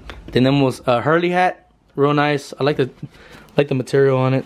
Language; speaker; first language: English; early bilingual, other home language; Spanish